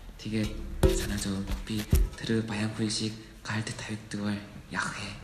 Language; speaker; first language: Mongolian; non-native, learner; Korean